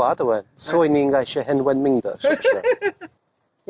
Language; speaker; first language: Chinese; non-native, fluent; English